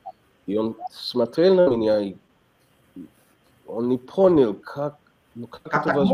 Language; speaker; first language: Russian; non-native, fluent; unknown